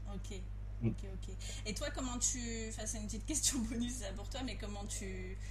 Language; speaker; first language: French; native; French